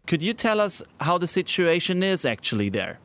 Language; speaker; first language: English; non-native, fluent; German